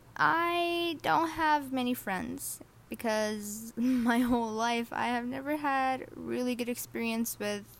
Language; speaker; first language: English; non-native, fluent; Arabic